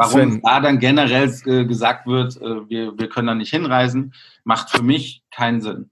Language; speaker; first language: German; native; German